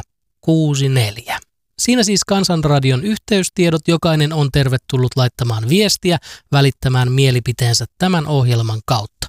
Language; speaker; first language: Finnish; native; Finnish